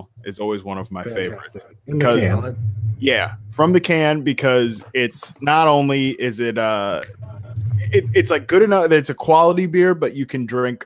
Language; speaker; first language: English; native; English